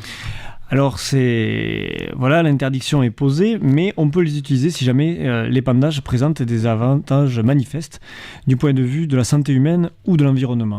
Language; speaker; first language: French; native; French